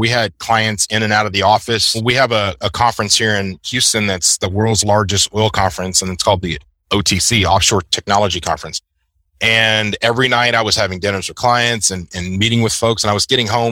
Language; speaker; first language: English; native; English